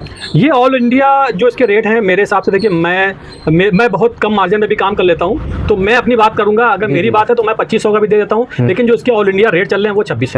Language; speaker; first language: Hindi; native; Hindi